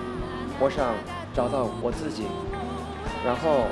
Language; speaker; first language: Chinese; non-native, learner; Japanese